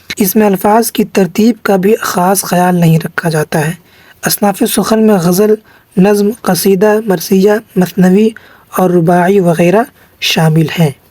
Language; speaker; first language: Urdu; native; Urdu